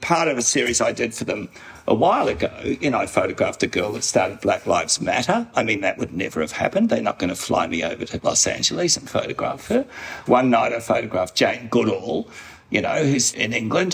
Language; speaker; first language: English; native; English